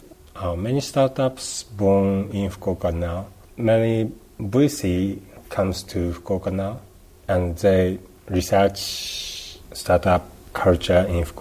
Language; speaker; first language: English; non-native, learner; Japanese